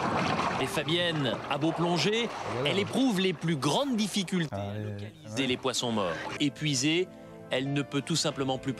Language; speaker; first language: French; native; French